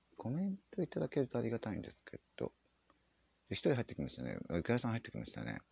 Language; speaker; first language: Japanese; native; Japanese